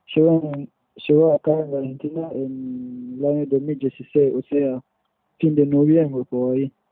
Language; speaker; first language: Spanish; non-native, fluent; French